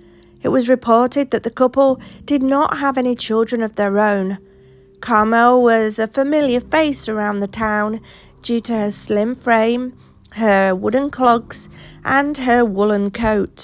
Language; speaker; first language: English; native; English